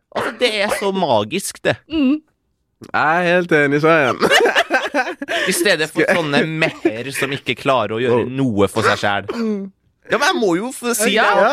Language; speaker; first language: Norwegian; early bilingual, other home language; Persian